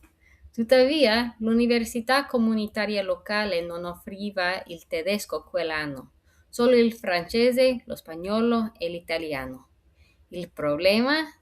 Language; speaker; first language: Italian; non-native, fluent; English